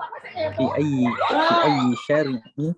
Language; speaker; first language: Arabic; non-native, learner; Indonesian